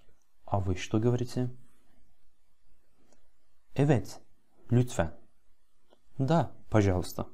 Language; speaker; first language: Russian; non-native, fluent; Turkish